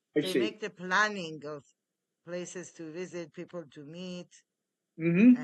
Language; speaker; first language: English; non-native, fluent; Persian